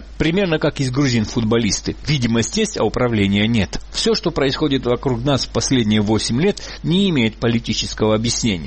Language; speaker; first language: Russian; native; Russian